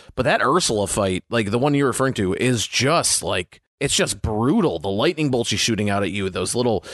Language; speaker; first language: English; native; English